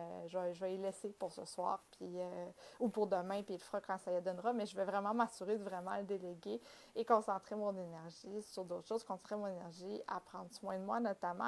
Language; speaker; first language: French; native; French